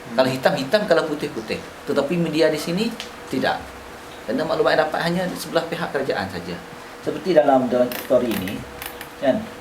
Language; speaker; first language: Malay; native; Malay